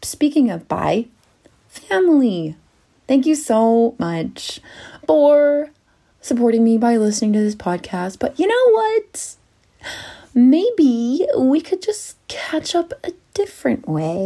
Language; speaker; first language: English; native; English